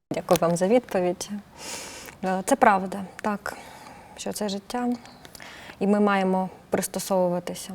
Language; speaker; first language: Ukrainian; native; Ukrainian